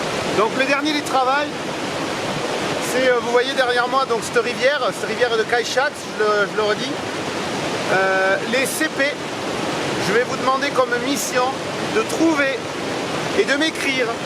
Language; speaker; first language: French; native; French